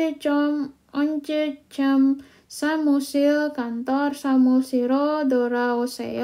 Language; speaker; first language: Korean; non-native, learner; Indonesian